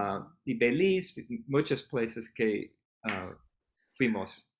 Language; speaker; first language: Spanish; non-native, learner; English